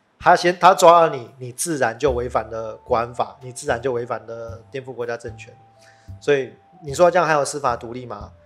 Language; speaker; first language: Chinese; native; Chinese